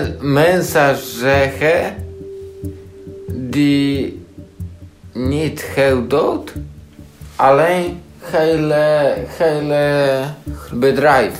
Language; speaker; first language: Dutch; non-native, learner; Polish